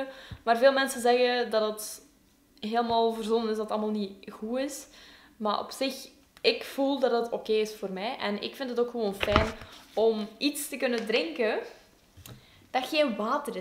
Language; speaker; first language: Dutch; native; Dutch